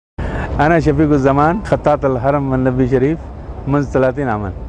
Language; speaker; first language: Arabic; non-native, learner; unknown